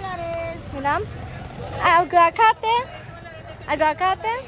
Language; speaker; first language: Spanish; non-native, learner; Japanese